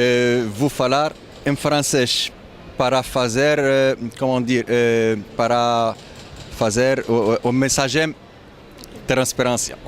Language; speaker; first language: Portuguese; non-native, learner; French